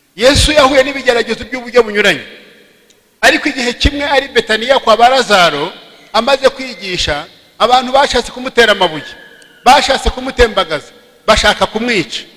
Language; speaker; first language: Kinyarwanda; early bilingual, heritage; Kinyarwanda